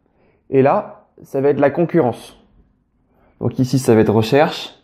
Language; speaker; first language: French; native; French